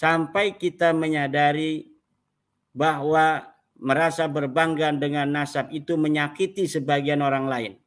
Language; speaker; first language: Indonesian; native; Indonesian